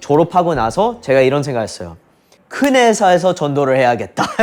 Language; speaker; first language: Korean; early bilingual, heritage; Korean